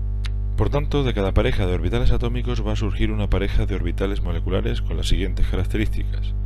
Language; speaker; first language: Spanish; native; Spanish